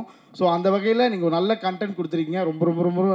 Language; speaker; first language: Tamil; native; Tamil